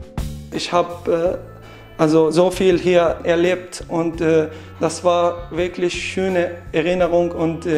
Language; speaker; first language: German; non-native, learner; Arabic